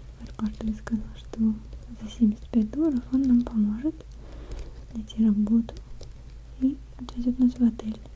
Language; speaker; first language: Russian; native; Russian